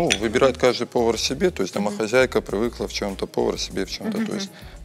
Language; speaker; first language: Russian; native; Russian